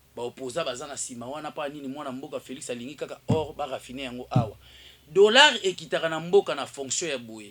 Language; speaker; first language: Lingala; native; Lingala